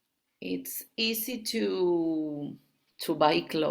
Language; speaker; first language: English; non-native, learner; Spanish